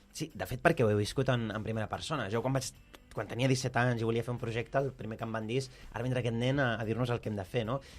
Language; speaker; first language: Catalan; early bilingual, other home language; Arabic